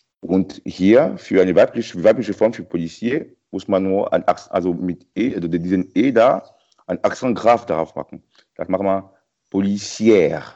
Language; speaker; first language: German; non-native, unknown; French